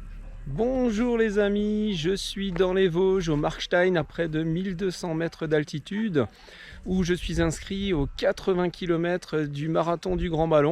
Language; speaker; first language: French; native; French